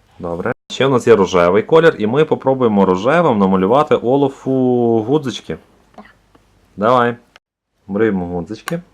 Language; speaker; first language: Ukrainian; native; Ukrainian